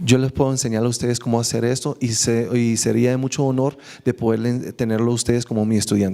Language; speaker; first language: Spanish; native; Spanish